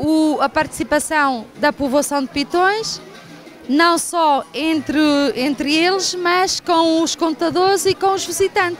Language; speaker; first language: Portuguese; native; Portuguese